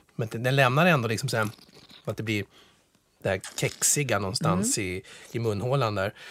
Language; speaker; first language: Swedish; non-native, fluent; French